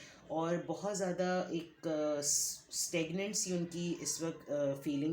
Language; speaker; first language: Hindi; native; Hindi